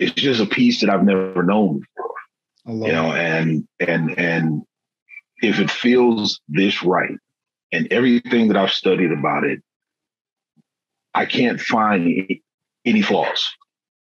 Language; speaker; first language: English; native; English